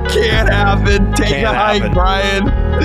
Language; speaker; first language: English; native; English